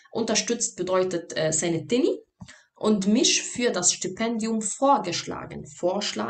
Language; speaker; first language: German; non-native, fluent; Arabic